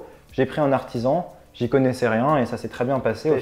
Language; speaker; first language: French; native; French